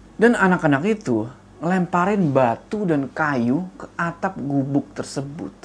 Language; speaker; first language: Indonesian; native; Indonesian